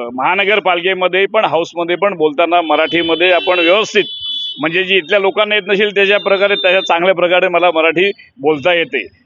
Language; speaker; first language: Marathi; non-native, local second language; Hindi